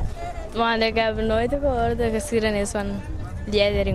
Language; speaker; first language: Dutch; non-native, local second language; Papiamento